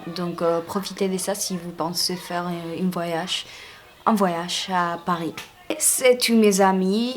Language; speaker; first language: French; non-native, fluent; Spanish